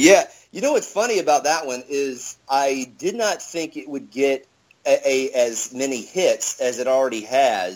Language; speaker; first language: English; native; English